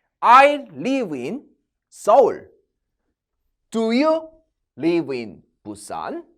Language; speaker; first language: English; non-native, fluent; Korean